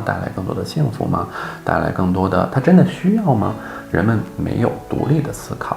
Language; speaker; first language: Chinese; native; Chinese